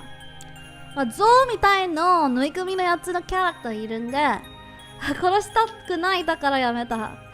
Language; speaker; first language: Japanese; non-native, learner; English